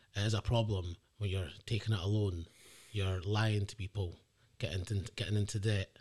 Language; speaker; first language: English; native; English